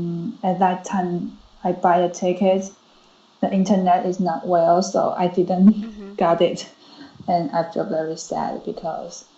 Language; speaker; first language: English; non-native, learner; Chinese